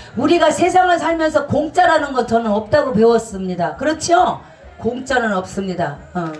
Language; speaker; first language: Korean; native; Korean